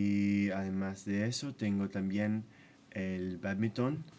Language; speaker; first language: Spanish; non-native, fluent; English